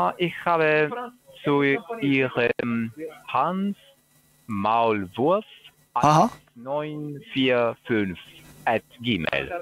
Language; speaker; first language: German; non-native, learner; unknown